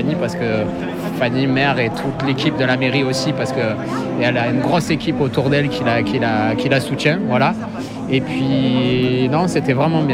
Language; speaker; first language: French; native; French